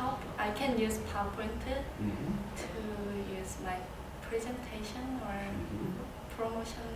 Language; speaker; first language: English; non-native, learner; Korean